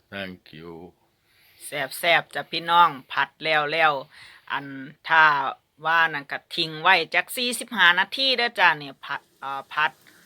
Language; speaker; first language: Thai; native; Thai